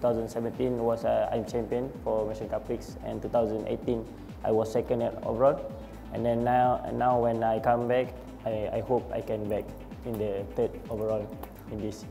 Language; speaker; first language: English; non-native, learner; Malay